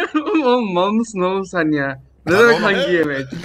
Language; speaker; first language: Turkish; native; Turkish